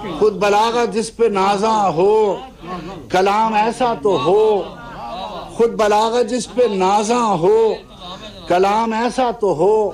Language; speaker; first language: Urdu; native; Urdu